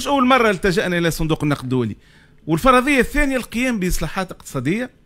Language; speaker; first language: Arabic; native; Arabic